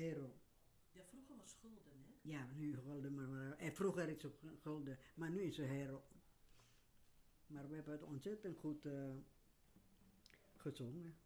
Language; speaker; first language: Dutch; non-native, learner; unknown